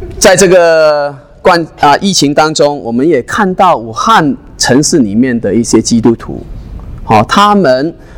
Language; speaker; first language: Chinese; non-native, local second language; Cantonese